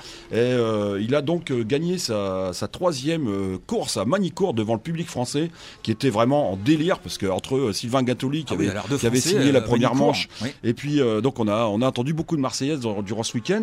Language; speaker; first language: French; native; French